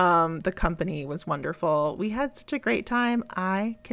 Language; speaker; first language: English; native; English